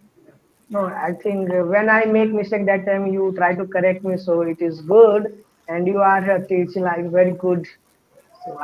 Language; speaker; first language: English; non-native, learner; Hindi